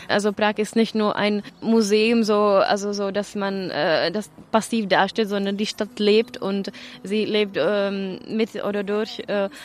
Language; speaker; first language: German; non-native, fluent; Czech